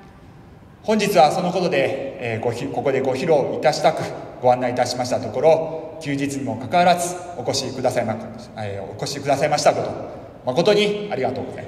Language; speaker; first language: Japanese; native; Japanese